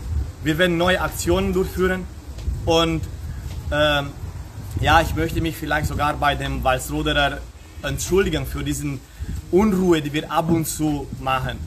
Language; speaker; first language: German; non-native, fluent; Romanian